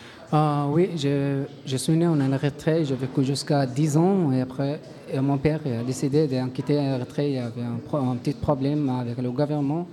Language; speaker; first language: French; non-native, learner; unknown